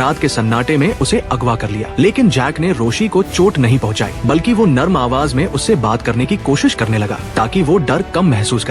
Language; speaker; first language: Hindi; native; Hindi